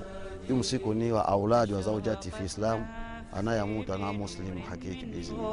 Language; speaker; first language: Arabic; non-native, learner; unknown